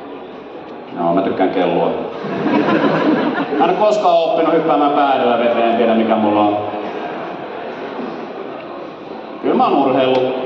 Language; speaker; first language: Finnish; native; Finnish